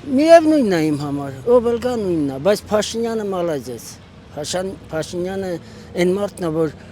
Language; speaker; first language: Armenian; native; Armenian